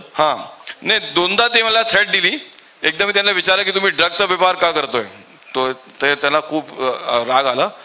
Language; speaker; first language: Marathi; non-native, local second language; Urdu